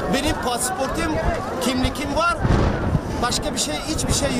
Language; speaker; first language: Turkish; non-native, learner; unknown